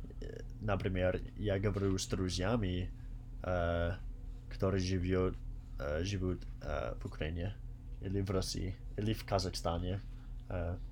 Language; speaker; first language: Russian; non-native, learner; English